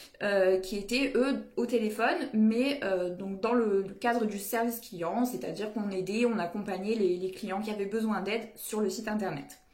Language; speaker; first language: French; native; French